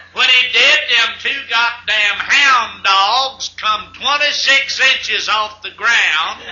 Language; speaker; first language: English; native; English